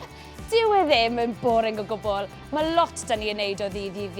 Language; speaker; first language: Welsh; native; Welsh